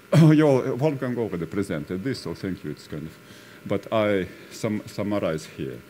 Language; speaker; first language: English; non-native, fluent; Russian